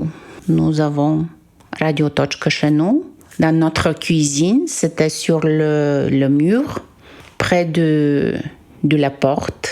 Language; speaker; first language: French; non-native, fluent; Bulgarian